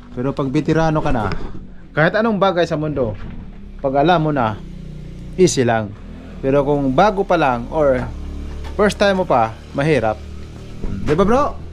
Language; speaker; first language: Filipino; non-native, local second language; Cebuano